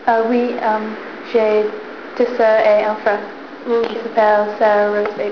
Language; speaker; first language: French; non-native, learner; English